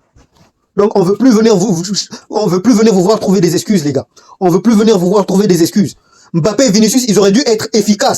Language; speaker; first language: French; native; French